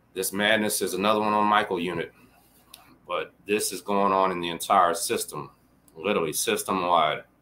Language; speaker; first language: English; native; English